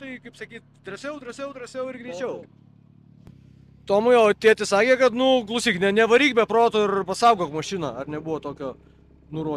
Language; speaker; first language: Lithuanian; native; Lithuanian